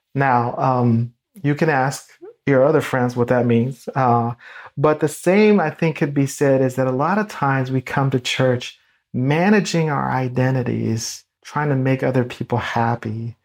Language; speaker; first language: English; native; English